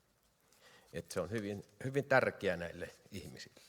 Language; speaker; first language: Finnish; native; Finnish